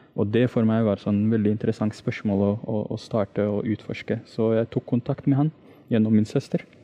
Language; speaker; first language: Norwegian; non-native, fluent; Arabic